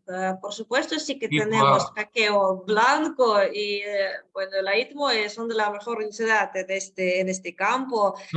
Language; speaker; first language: Spanish; non-native, fluent; Russian